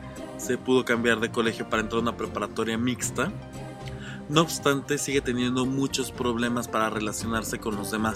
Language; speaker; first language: Spanish; native; Spanish